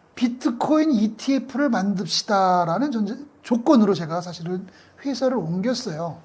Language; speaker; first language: Korean; native; Korean